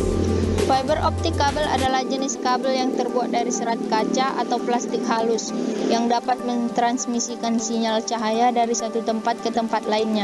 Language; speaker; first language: Indonesian; native; Indonesian